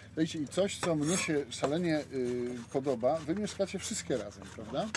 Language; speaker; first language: Polish; native; Polish